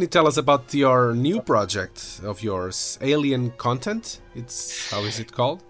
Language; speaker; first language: English; non-native, fluent; Portuguese